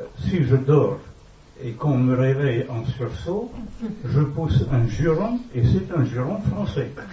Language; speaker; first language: French; early bilingual, other home language; Russian